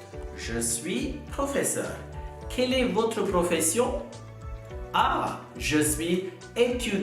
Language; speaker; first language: French; non-native, fluent; Tamil